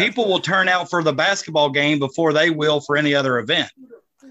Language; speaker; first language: English; native; English